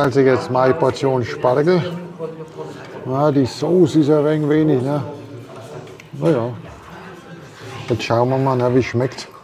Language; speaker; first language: German; native; German